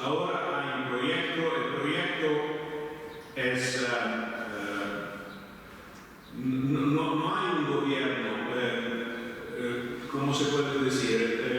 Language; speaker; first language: Spanish; non-native, fluent; Italian